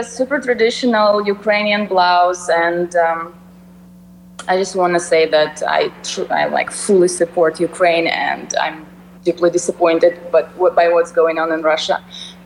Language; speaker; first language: English; non-native, fluent; Russian